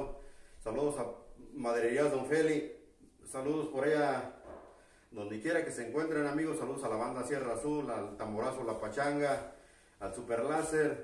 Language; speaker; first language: Spanish; native; Spanish